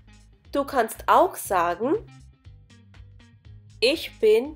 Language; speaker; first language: German; non-native, fluent; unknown